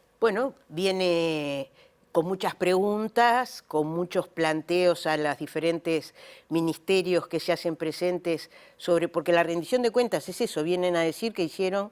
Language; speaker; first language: Spanish; native; Spanish